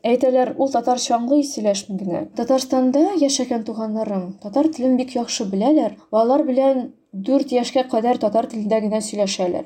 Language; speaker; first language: Tatar; non-native, learner; Russian